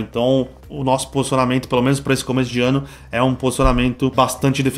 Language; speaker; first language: Portuguese; native; Portuguese